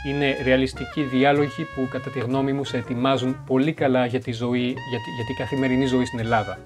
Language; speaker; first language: Greek; non-native, fluent; French